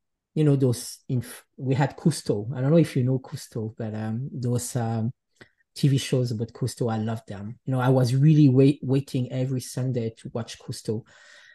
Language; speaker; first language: English; non-native, fluent; French